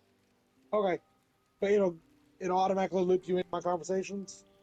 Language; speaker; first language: English; native; English